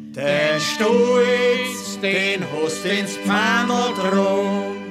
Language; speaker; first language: German; native; German